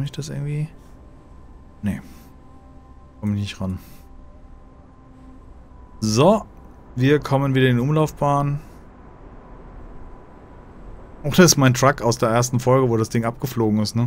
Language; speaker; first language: German; native; German